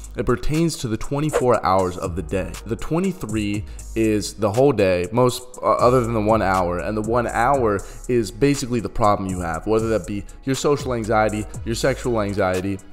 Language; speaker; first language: English; native; English